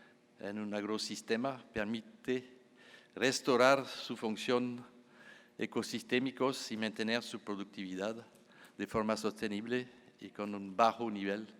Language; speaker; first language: Spanish; non-native, fluent; French